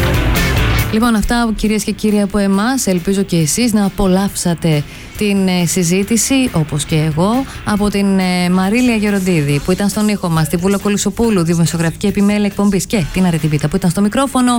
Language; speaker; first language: Greek; native; Greek